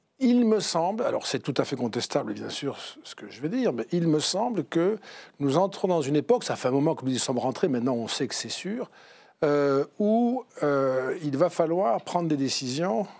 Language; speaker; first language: French; native; French